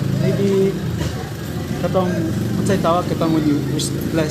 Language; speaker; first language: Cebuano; non-native, learner; English